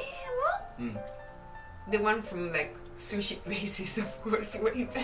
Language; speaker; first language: English; non-native, fluent; Italian